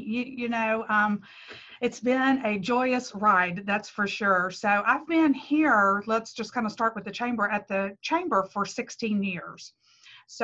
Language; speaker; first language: English; native; English